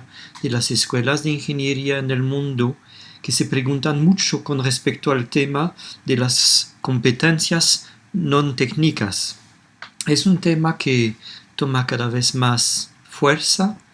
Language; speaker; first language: Spanish; non-native, fluent; French